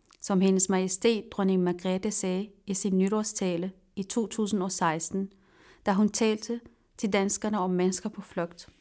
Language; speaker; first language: Danish; non-native, fluent; Arabic